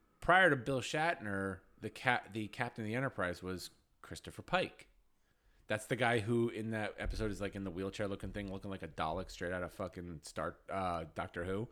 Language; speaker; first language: English; native; English